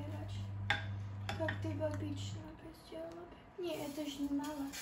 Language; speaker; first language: Russian; early bilingual, heritage; Russian